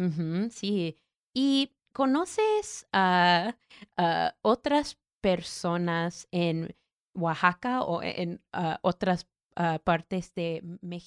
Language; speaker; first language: Spanish; non-native, learner; English